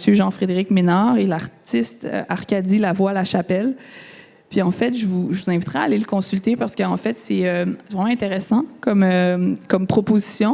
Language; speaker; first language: French; native; French